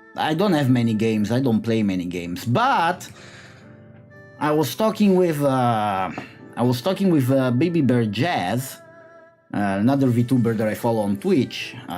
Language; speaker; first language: English; non-native, fluent; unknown